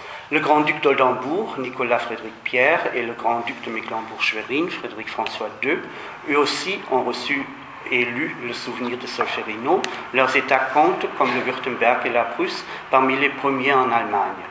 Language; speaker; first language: French; non-native, fluent; German